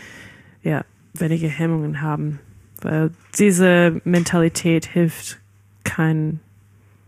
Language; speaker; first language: German; non-native, fluent; English